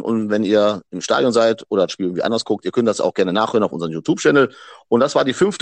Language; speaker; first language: German; native; German